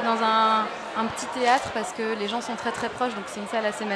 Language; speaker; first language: French; native; French